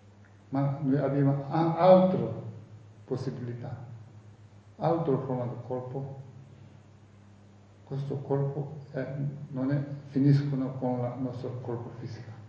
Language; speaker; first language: Italian; non-native, fluent; Tibetan